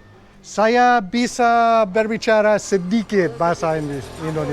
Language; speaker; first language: Indonesian; non-native, learner; English